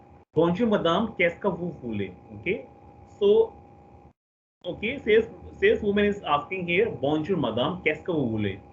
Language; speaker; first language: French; non-native, fluent; Hindi